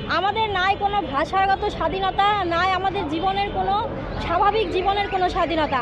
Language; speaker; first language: Bangla; non-native, local second language; Urdu